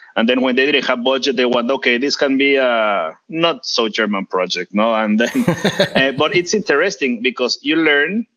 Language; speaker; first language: English; non-native, fluent; Spanish